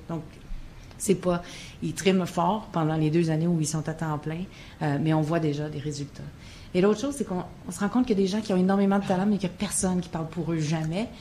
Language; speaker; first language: French; native; French